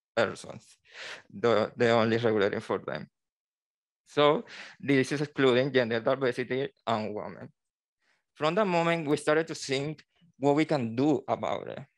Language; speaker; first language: English; non-native, learner; Spanish